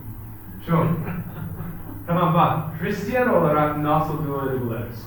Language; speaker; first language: Turkish; non-native, fluent; English